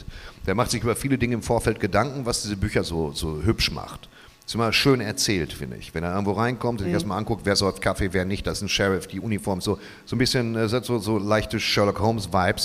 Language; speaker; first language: German; native; German